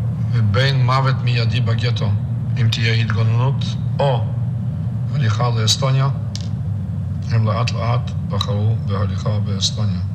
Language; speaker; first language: Hebrew; non-native, fluent; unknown